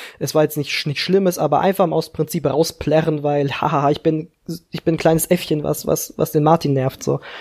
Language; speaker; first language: German; early bilingual, other home language; Czech